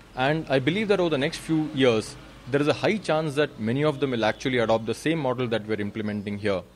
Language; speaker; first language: English; non-native, local second language; Kannada